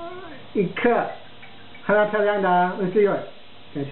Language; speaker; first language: Chinese; non-native, learner; English